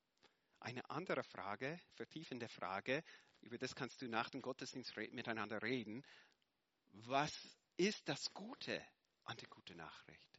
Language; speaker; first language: German; non-native, fluent; English